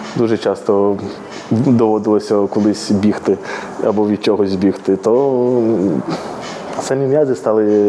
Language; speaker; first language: Ukrainian; native; Ukrainian